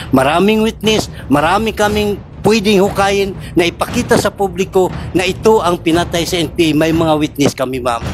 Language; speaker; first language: Filipino; non-native, local second language; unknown